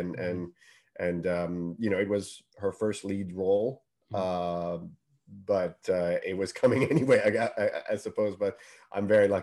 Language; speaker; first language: English; non-native, fluent; French